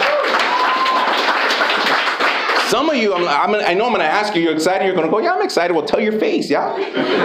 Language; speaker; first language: English; native; English